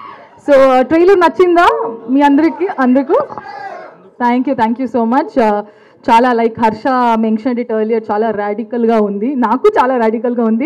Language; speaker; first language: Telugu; non-native, learner; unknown